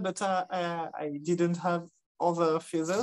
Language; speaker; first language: English; non-native, fluent; French